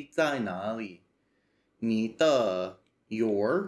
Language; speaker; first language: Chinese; non-native, learner; English